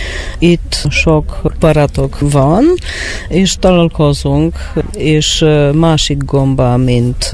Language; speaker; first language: Hungarian; non-native, learner; Polish